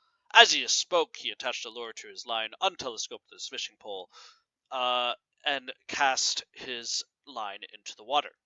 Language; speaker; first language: English; native; English